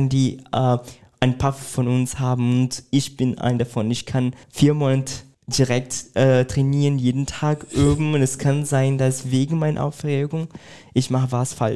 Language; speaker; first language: German; non-native, fluent; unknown